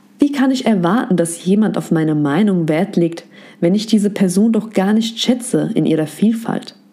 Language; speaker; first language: German; native; German